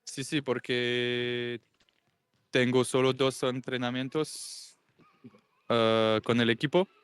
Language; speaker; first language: Spanish; non-native, learner; English